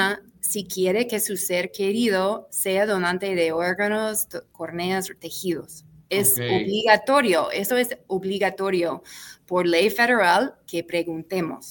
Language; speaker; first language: Spanish; non-native, fluent; English